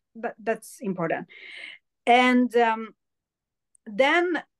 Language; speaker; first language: English; early bilingual, other home language; Hindi